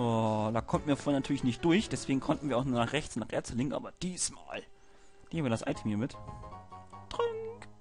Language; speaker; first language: German; native; German